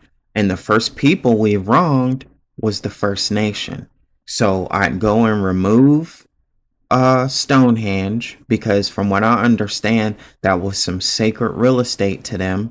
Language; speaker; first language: English; native; English